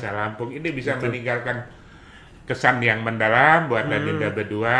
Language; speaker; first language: Indonesian; native; Indonesian